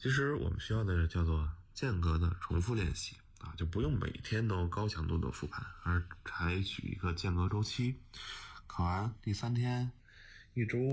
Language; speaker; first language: Chinese; native; Chinese